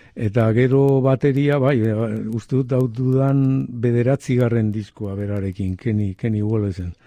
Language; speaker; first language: Basque; native; Basque